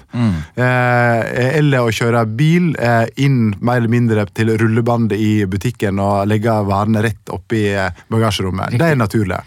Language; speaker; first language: Norwegian; native; Norwegian